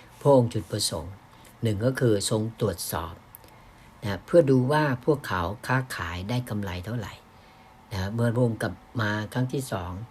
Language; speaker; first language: Thai; native; Thai